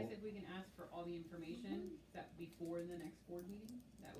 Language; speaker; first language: English; native; English